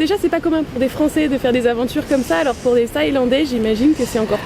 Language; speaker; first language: French; native; French